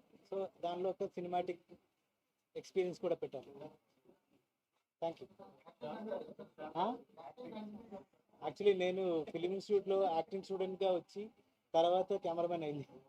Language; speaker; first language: Telugu; non-native, fluent; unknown